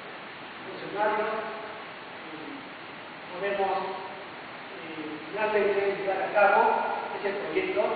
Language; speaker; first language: Spanish; non-native, fluent; Chinese